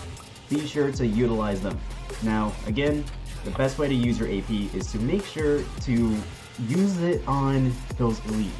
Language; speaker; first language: English; native; English